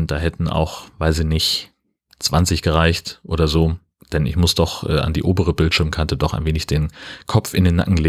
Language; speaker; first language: German; native; German